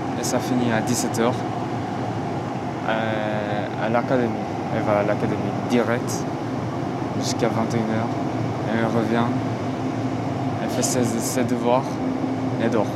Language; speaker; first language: French; non-native, fluent; Korean